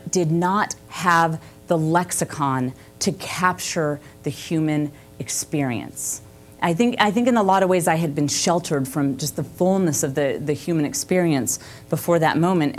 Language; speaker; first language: English; native; English